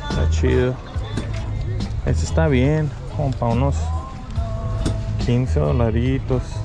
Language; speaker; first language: Spanish; early bilingual, heritage; Spanish